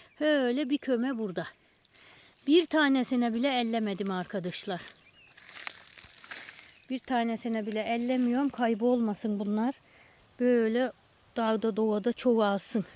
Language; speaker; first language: Turkish; native; Turkish